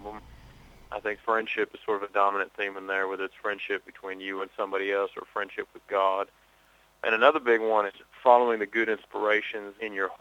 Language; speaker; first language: English; native; English